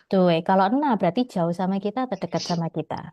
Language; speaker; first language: Indonesian; native; Indonesian